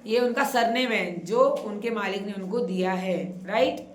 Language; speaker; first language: Hindi; non-native, local second language; Marathi